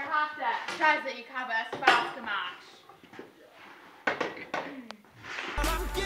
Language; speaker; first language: German; non-native, learner; English